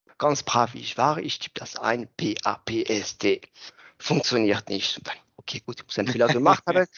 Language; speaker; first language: German; non-native, fluent; French